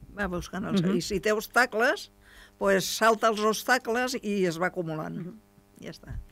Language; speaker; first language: Catalan; native; Catalan